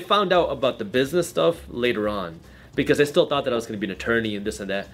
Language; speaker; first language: English; early bilingual, other home language; Punjabi